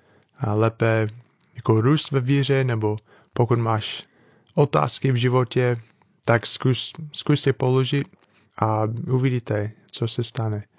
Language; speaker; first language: Czech; non-native, fluent; English